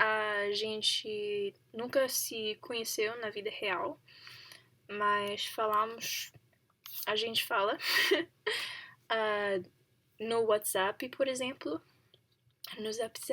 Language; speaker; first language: Portuguese; non-native, learner; English